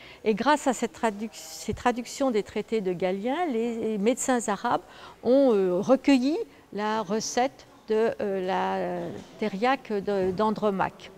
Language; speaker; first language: French; native; French